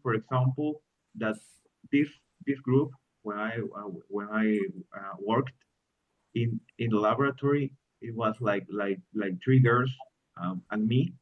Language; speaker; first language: English; non-native, learner; Spanish